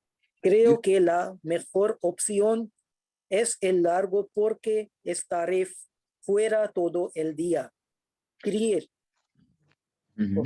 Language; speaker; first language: Spanish; non-native, learner; Hindi